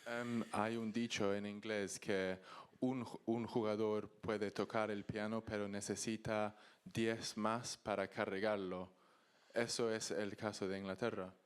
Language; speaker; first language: Spanish; non-native, learner; English